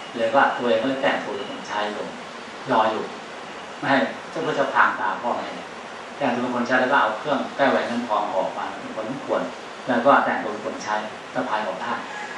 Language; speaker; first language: Thai; native; Thai